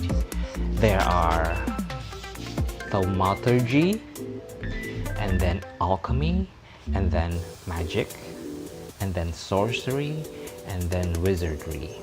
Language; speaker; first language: English; non-native, fluent; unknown